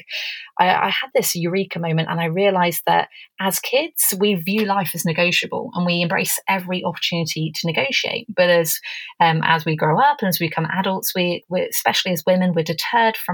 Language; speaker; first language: English; native; English